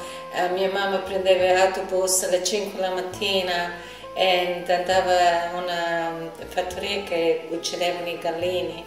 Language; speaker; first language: Italian; early bilingual, heritage; Italian